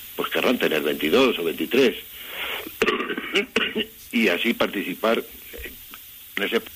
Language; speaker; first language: Spanish; native; Spanish